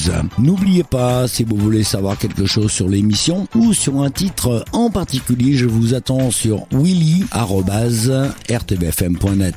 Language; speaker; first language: French; native; French